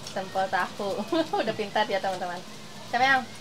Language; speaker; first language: Chinese; non-native, learner; Indonesian